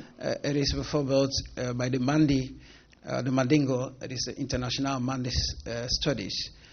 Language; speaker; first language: Dutch; non-native, fluent; Mandingo